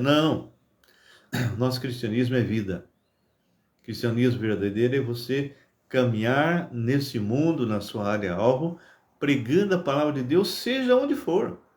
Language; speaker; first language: Portuguese; native; Portuguese